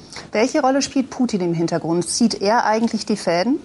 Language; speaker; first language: German; native; German